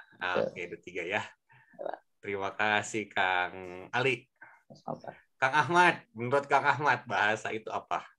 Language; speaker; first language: Indonesian; native; Indonesian